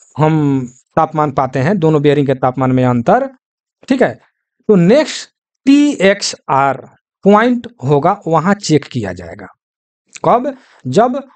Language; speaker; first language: Hindi; native; Hindi